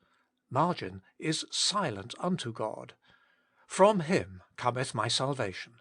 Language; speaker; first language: English; native; English